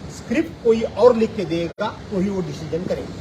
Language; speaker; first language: Hindi; non-native, local second language; Marathi